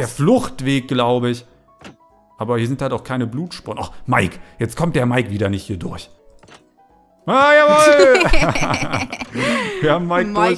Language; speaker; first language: German; native; German